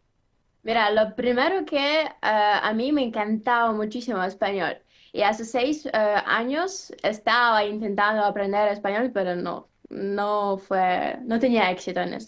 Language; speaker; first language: Spanish; non-native, learner; Ukrainian